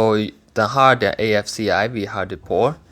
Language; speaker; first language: Swedish; non-native, learner; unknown